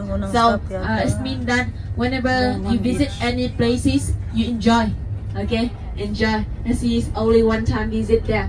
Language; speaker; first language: English; non-native, learner; Vietnamese